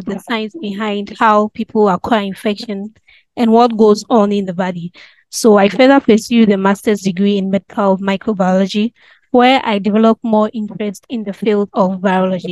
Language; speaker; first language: English; non-native, local second language; Akan